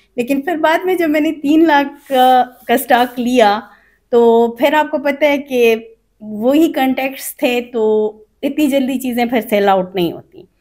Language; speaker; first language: Urdu; non-native, local second language; Khowar